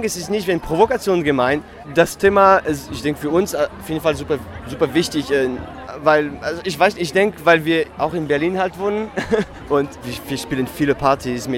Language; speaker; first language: German; non-native, fluent; French